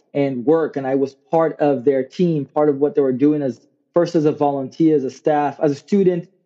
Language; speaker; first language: English; non-native, local second language; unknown